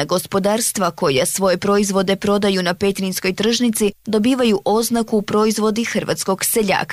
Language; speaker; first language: Serbian; native; Serbian